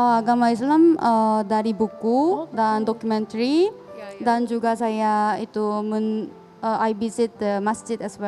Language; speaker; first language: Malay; non-native, learner; Korean